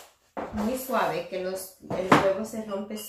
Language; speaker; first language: Spanish; early bilingual, heritage; English